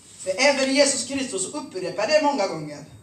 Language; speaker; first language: Swedish; non-native, fluent; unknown